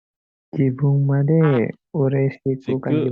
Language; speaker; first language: Japanese; non-native, learner; Indonesian